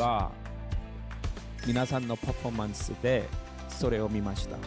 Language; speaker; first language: Japanese; non-native, learner; Korean